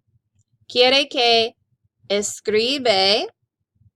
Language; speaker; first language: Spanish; non-native, learner; English